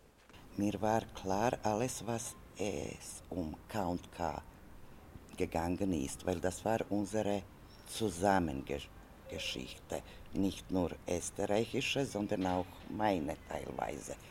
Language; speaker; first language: German; non-native, learner; Croatian